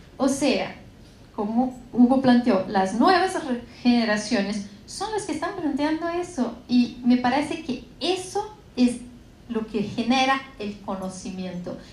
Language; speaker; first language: Spanish; non-native, fluent; Portuguese